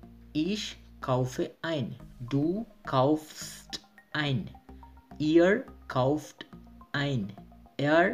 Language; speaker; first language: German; non-native, fluent; Bangla